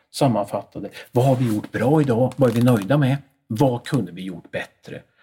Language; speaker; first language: Swedish; native; Swedish